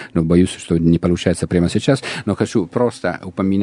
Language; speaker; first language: Russian; non-native, fluent; Italian